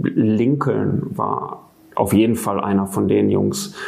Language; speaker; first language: German; native; German